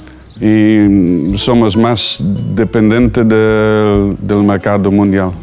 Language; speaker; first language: Spanish; non-native, learner; Dutch